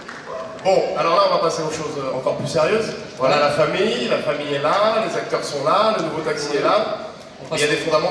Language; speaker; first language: French; native; French